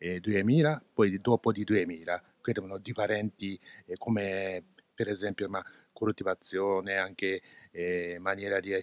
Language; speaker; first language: Italian; non-native, learner; Japanese